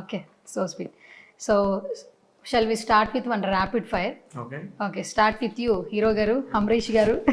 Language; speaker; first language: Telugu; native; Telugu